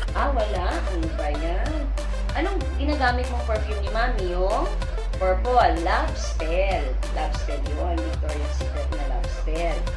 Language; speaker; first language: Filipino; non-native, local second language; Iloko